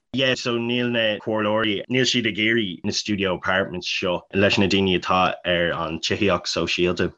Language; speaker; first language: Irish; non-native, local second language; English